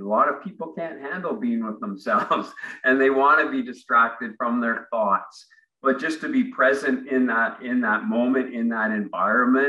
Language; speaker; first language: English; native; English